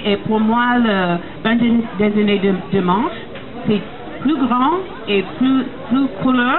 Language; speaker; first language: French; non-native, learner; English